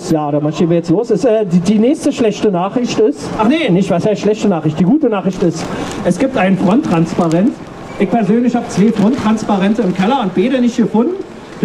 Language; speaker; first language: German; native; German